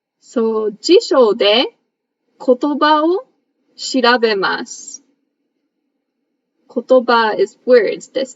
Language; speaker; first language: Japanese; non-native, fluent; English